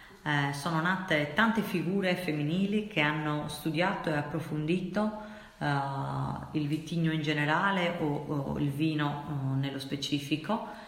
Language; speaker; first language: Italian; native; Italian